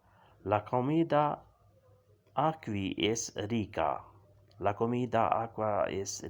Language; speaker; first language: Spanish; non-native, learner; Urdu